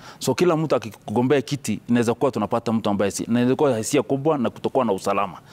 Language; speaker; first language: Swahili; non-native, local second language; Somali